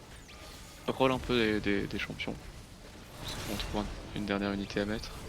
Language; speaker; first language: French; native; French